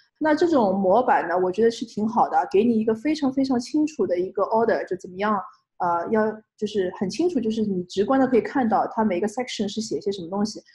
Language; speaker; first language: Chinese; native; Chinese